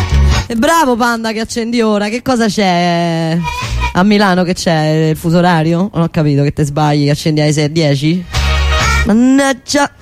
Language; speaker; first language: Italian; native; Italian